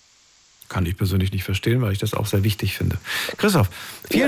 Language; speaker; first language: German; native; German